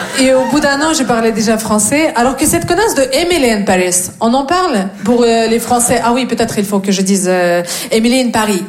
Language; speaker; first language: French; non-native, fluent; Russian